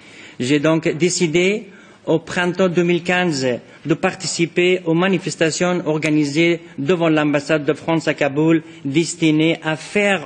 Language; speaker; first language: French; non-native, fluent; Persian